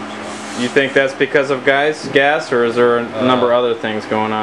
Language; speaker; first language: English; native; English